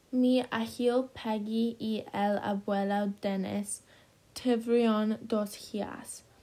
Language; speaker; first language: Spanish; non-native, learner; English